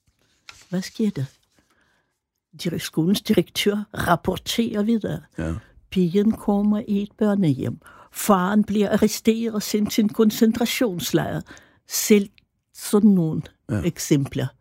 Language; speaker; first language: Danish; non-native, fluent; Russian